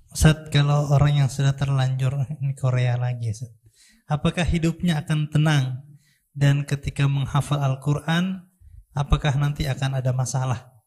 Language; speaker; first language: Indonesian; native; Indonesian